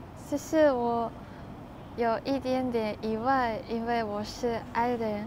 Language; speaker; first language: Chinese; non-native, learner; Japanese